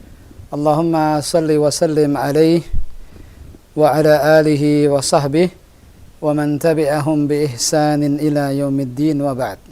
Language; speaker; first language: Arabic; non-native, fluent; Indonesian